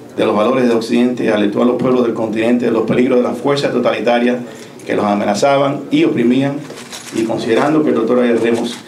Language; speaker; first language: Spanish; native; Spanish